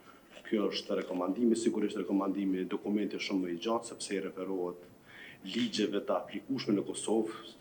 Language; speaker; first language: Albanian; native; Albanian